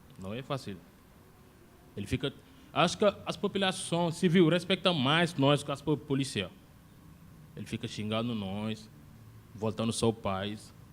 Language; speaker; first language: Portuguese; non-native, learner; Wolof